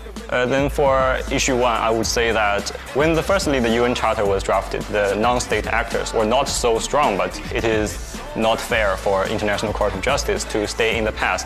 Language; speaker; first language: English; non-native, fluent; Chinese